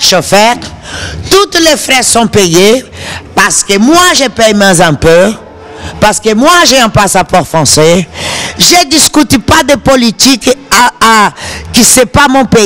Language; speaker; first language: French; non-native, fluent; Portuguese